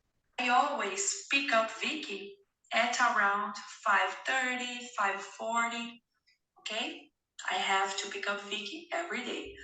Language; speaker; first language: English; non-native, fluent; Portuguese